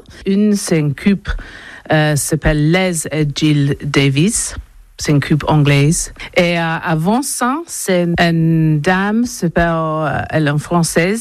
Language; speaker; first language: French; non-native, learner; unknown